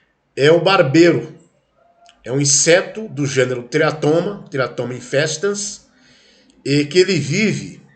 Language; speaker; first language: Portuguese; native; Portuguese